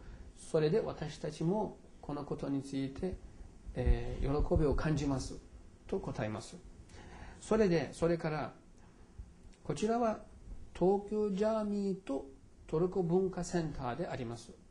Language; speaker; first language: Japanese; non-native, fluent; Turkish